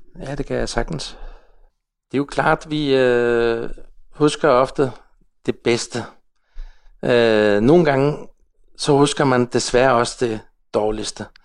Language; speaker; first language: Danish; non-native, local second language; Faroese